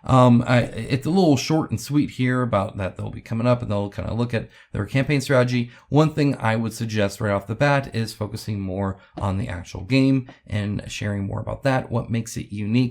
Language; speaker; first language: English; native; English